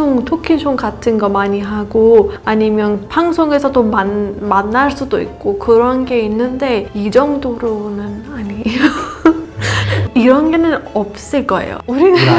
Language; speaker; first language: Korean; non-native, learner; Persian